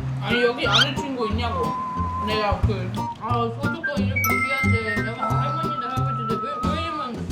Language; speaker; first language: Korean; non-native, fluent; German